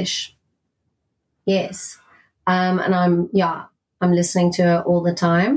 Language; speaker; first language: English; non-native, local second language; Afrikaans